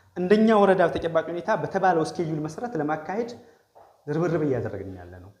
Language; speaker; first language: Amharic; non-native, local second language; Oromo